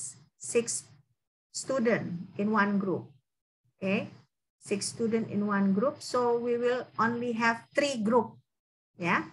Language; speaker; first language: English; non-native, fluent; Indonesian